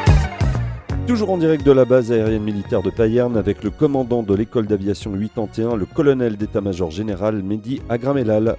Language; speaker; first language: French; native; French